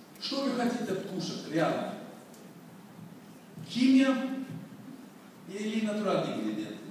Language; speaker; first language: Russian; non-native, learner; Swedish